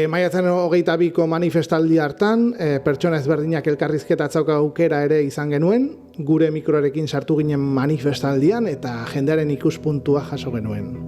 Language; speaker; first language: Basque; native; Basque